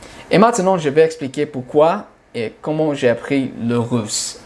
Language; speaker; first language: French; non-native, fluent; English